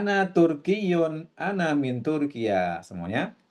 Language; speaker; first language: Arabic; non-native, fluent; Indonesian